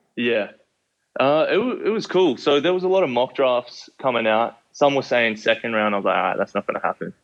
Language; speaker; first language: English; native; English